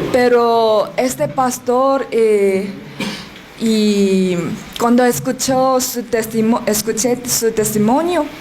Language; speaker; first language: Spanish; non-native, learner; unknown